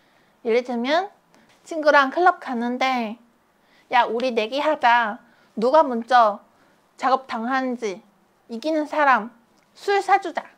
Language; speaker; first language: Korean; non-native, fluent; Chinese